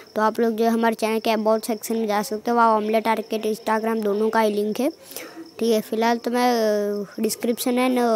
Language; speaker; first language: Hindi; non-native, local second language; Gujarati